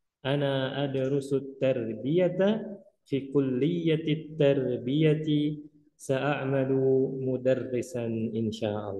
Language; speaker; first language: Arabic; non-native, fluent; Indonesian